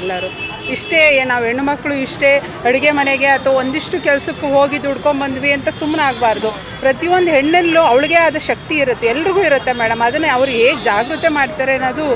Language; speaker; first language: Kannada; native; Kannada